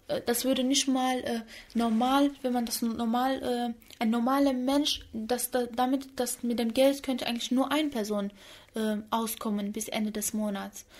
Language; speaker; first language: German; early bilingual, other home language; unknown